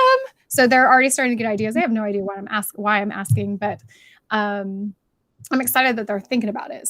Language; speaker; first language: English; native; English